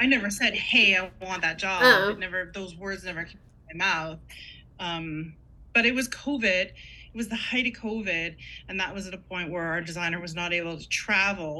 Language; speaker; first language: English; native; English